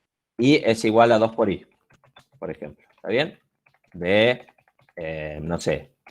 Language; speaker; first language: Spanish; native; Spanish